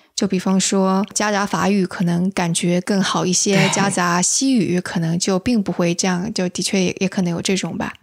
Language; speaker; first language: Chinese; native; Chinese